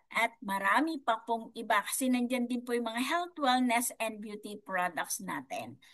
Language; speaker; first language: Filipino; non-native, local second language; Iloko